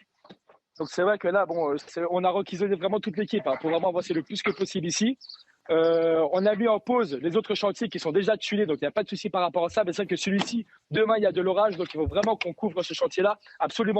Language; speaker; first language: French; native; French